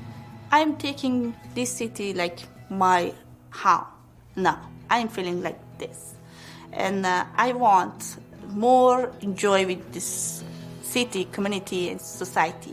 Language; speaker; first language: English; non-native, learner; Pashto